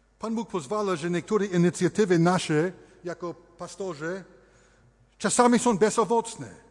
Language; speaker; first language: Polish; early bilingual, heritage; Polish